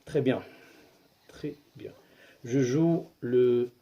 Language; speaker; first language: French; non-native, local second language; Arabic